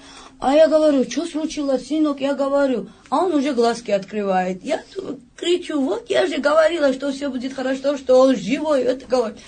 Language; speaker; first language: Russian; non-native, fluent; Georgian